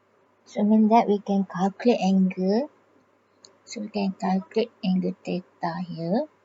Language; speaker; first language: English; non-native, local second language; Malay